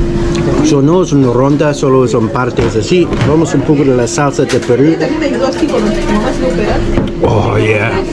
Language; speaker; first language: Spanish; non-native, learner; English